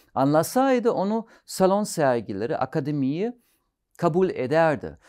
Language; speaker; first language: Turkish; non-native, fluent; German